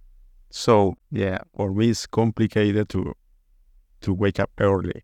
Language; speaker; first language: English; non-native, learner; Spanish